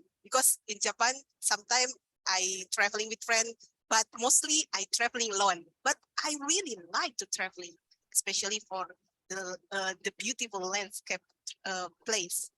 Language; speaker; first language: English; non-native, learner; Indonesian